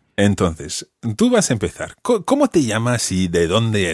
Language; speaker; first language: Spanish; non-native, fluent; English